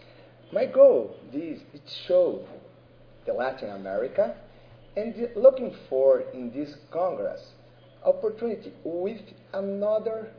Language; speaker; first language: English; non-native, learner; Portuguese